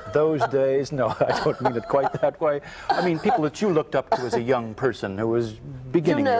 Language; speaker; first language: English; native; English